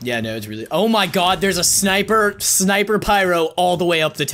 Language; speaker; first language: English; native; English